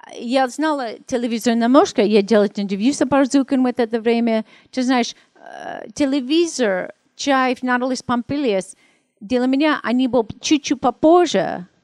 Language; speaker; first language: Russian; non-native, learner; English